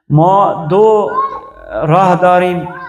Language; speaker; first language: Persian; non-native, fluent; Urdu